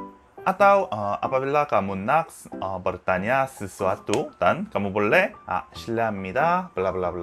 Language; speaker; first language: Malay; non-native, learner; Korean